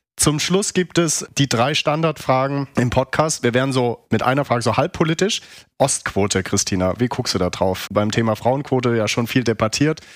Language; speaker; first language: German; native; German